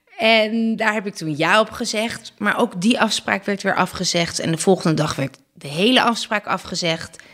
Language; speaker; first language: Dutch; native; Dutch